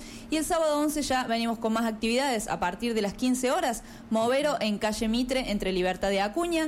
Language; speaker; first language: Spanish; native; Spanish